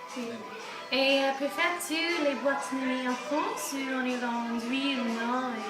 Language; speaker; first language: French; non-native, learner; English